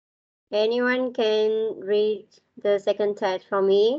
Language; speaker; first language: English; non-native, learner; Vietnamese